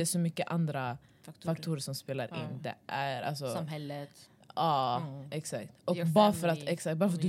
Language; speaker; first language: Swedish; early bilingual, other home language; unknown